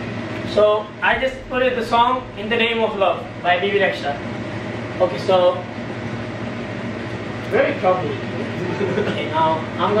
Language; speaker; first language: English; non-native, fluent; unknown